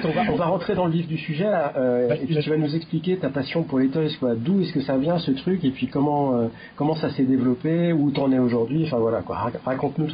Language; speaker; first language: French; native; French